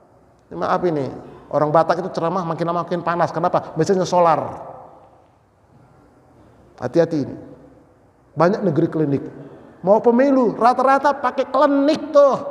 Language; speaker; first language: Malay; non-native, local second language; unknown